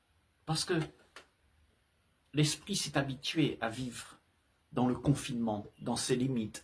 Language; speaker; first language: French; native; French